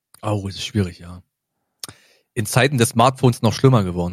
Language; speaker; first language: German; native; German